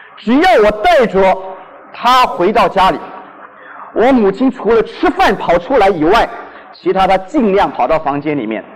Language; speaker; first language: Chinese; non-native, local second language; Cantonese